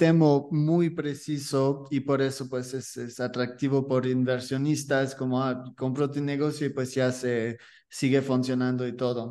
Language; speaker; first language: Spanish; non-native, learner; French